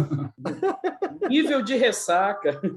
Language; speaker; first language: Portuguese; native; Portuguese